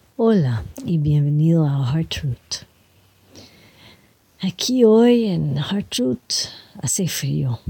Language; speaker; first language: Spanish; non-native, fluent; French